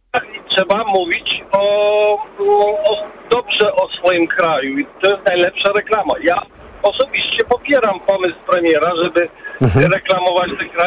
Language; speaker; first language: Polish; early bilingual, heritage; Polish